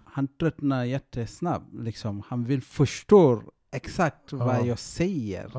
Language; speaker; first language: Swedish; non-native, fluent; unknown